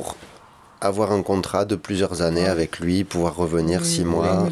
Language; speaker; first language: French; native; French